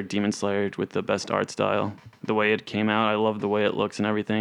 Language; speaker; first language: English; non-native, fluent; Italian